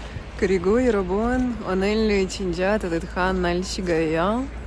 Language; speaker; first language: Korean; non-native, learner; Russian